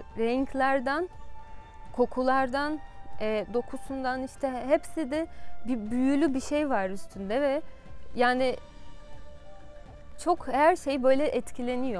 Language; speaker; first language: Turkish; non-native, fluent; Portuguese